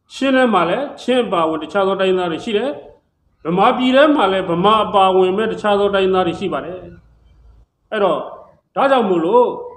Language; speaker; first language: Burmese; native; Burmese